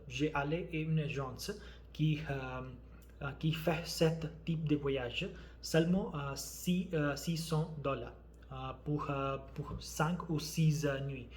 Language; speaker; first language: French; non-native, learner; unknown